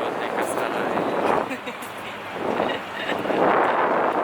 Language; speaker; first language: Korean; non-native, learner; Japanese